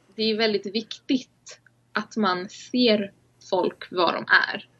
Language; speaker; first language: Swedish; early bilingual, other home language; Somali